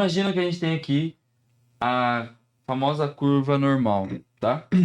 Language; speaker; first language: Portuguese; native; Portuguese